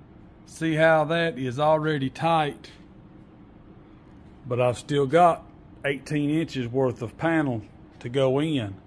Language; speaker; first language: English; native; English